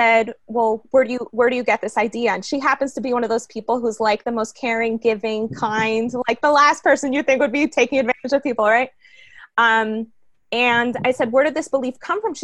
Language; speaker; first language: English; early bilingual, other home language; Spanish